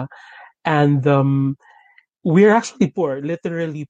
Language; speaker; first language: English; non-native, local second language; Filipino